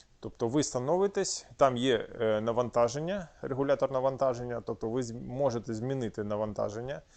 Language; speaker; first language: Ukrainian; non-native, local second language; Russian